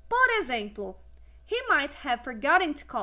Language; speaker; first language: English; non-native, fluent; Portuguese